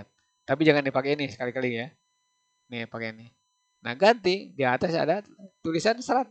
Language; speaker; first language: Indonesian; native; Indonesian